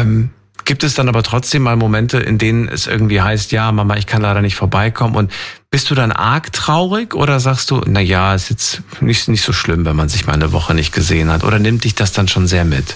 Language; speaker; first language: German; native; German